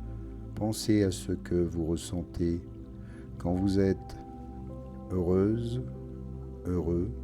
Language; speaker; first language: French; native; French